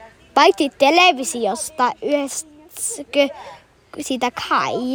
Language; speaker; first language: Finnish; early bilingual, heritage; Finnish